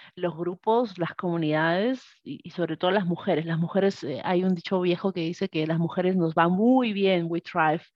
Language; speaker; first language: Spanish; native; Spanish